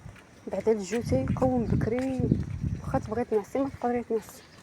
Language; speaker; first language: Arabic; native; Arabic